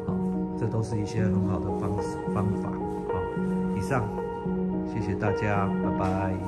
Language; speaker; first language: Chinese; native; Chinese